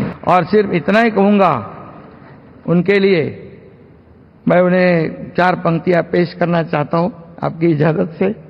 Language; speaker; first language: Hindi; non-native, local second language; Marathi